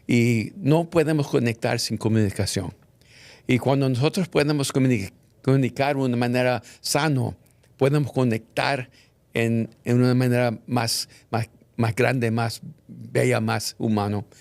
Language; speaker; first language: Spanish; early bilingual, heritage; English